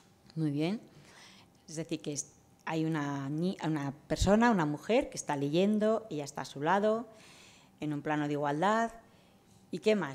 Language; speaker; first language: Spanish; native; Spanish